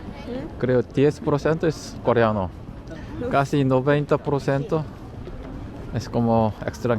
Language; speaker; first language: Spanish; non-native, learner; Korean